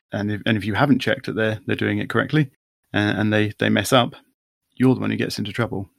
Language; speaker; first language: English; native; English